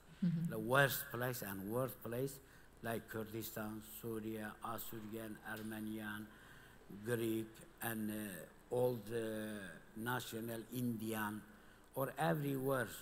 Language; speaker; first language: English; non-native, learner; Kurdish